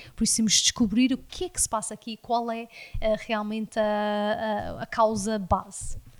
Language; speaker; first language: Portuguese; early bilingual, heritage; Portuguese